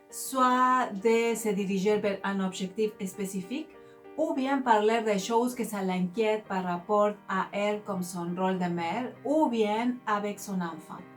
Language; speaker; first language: French; non-native, fluent; Spanish